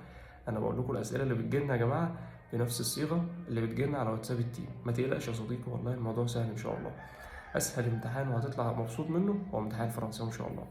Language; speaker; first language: Arabic; native; Arabic